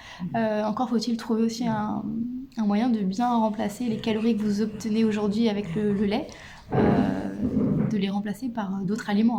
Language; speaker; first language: French; native; French